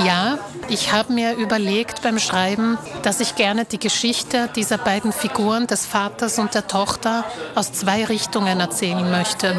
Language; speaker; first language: German; early bilingual, other home language; Slovak